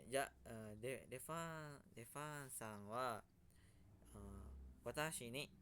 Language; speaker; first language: Japanese; non-native, learner; Indonesian